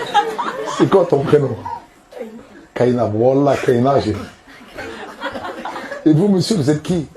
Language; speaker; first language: French; native; French